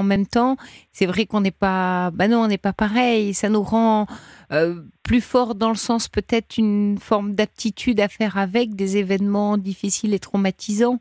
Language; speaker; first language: French; native; French